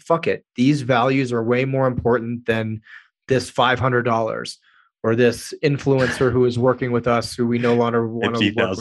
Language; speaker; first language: English; native; English